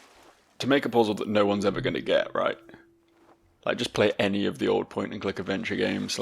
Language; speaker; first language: English; native; English